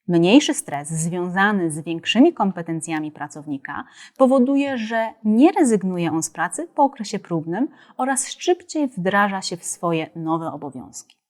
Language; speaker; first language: Polish; native; Polish